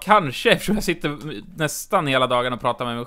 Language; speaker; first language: Swedish; native; Swedish